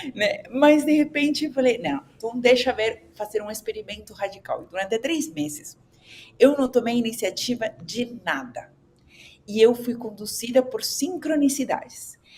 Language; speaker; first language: Portuguese; non-native, fluent; Spanish